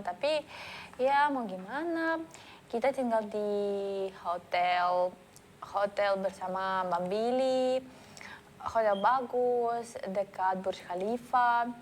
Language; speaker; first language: Indonesian; non-native, learner; Russian